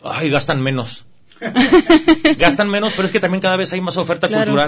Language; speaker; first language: Spanish; native; Spanish